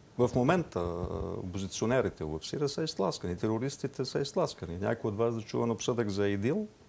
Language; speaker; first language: Bulgarian; non-native, fluent; Arabic